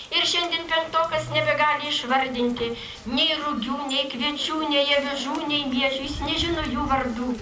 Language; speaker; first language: Lithuanian; native; Lithuanian